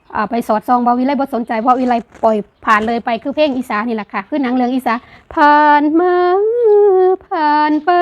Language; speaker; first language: Thai; non-native, local second language; Northeastern Thai